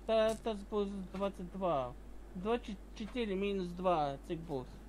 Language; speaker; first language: Russian; non-native, learner; Latvian